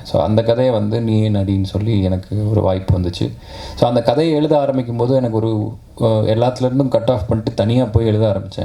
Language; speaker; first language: Tamil; native; Tamil